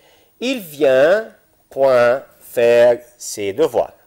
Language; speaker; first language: French; non-native, fluent; Arabic